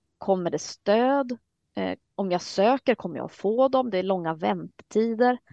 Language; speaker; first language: Swedish; native; Swedish